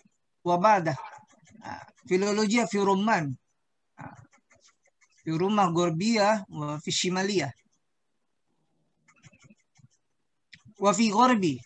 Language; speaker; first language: Arabic; non-native, learner; Indonesian